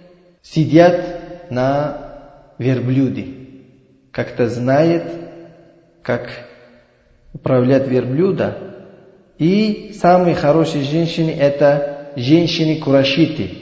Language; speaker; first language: Russian; non-native, learner; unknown